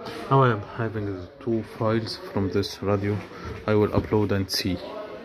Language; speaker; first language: English; non-native, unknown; Arabic